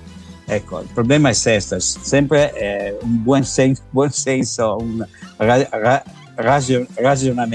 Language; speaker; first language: Spanish; non-native, learner; Italian